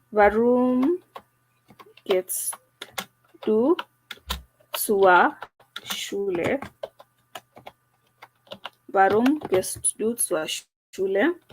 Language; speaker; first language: German; non-native, learner; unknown